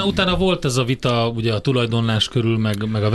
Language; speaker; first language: Hungarian; native; Hungarian